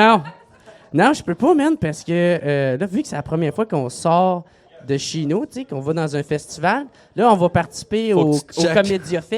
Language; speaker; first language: French; native; French